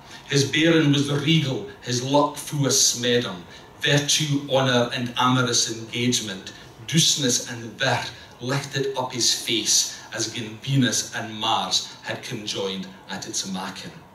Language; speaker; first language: English; native; English